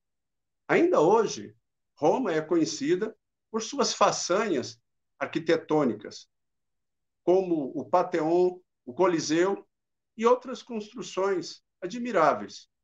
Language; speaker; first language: Portuguese; native; Portuguese